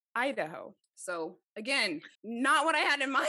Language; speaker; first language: English; native; English